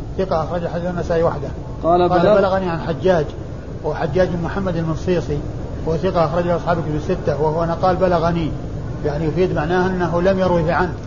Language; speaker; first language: Arabic; native; Arabic